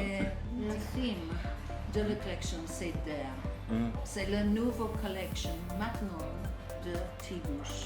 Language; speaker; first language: French; non-native, learner; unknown